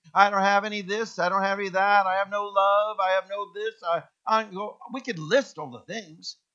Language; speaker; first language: English; native; English